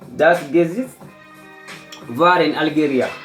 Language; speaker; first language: German; non-native, learner; Fula